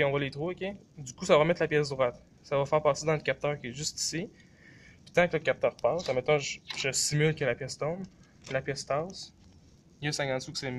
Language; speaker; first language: French; native; French